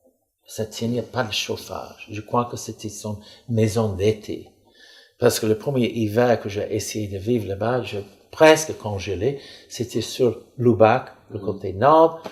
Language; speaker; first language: French; non-native, fluent; English